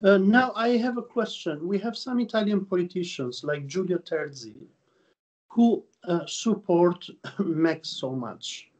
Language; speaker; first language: English; non-native, fluent; Albanian